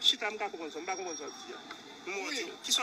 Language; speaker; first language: French; non-native, learner; Haitian Creole